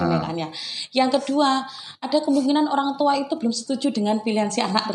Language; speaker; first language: Indonesian; non-native, local second language; Javanese